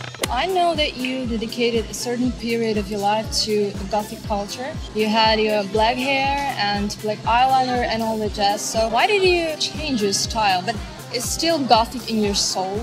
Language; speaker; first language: English; non-native, fluent; Russian